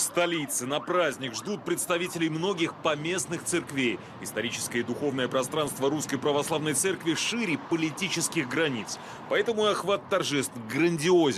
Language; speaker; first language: Russian; native; Russian